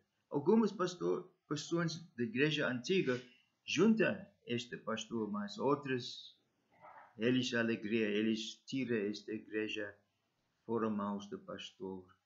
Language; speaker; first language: Portuguese; non-native, learner; English